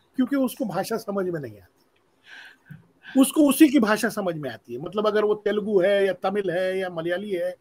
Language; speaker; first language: Hindi; non-native, local second language; Marathi